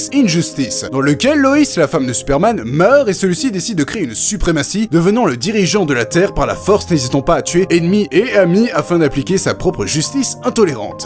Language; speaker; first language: French; native; French